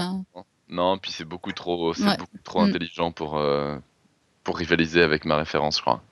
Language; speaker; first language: French; native; French